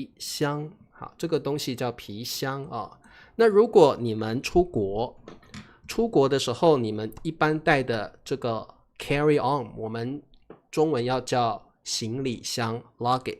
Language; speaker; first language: Chinese; native; Chinese